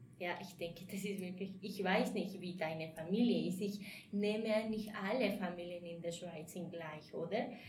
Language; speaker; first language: German; non-native, fluent; Spanish